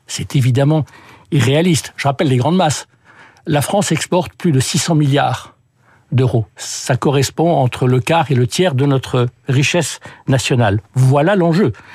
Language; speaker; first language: French; early bilingual, other home language; English